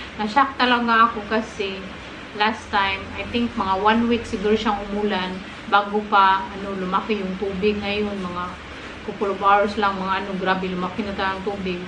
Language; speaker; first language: Filipino; non-native, local second language; Cebuano